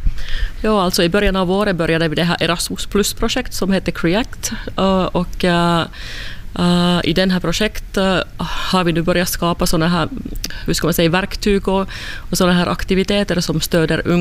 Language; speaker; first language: Swedish; non-native, fluent; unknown